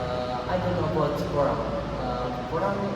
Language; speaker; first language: English; non-native, learner; Indonesian